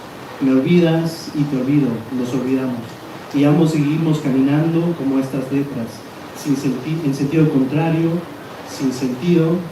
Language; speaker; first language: Spanish; native; Spanish